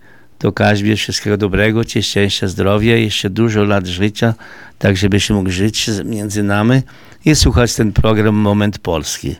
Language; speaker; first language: Polish; early bilingual, heritage; Polish